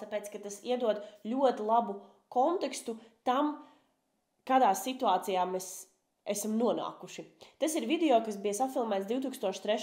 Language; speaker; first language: Latvian; native; Latvian